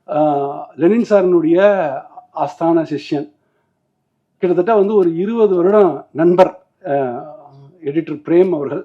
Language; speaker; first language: Tamil; native; Tamil